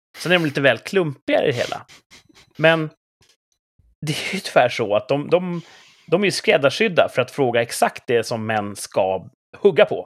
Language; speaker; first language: Swedish; native; Swedish